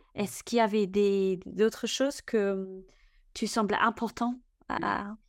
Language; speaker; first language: French; non-native, fluent; English